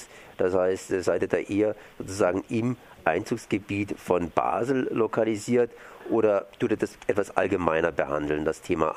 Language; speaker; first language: German; native; German